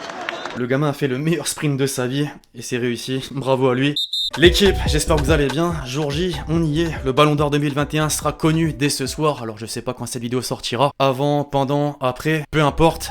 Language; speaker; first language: French; native; French